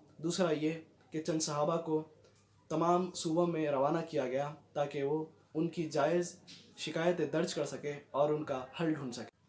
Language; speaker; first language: Urdu; native; Urdu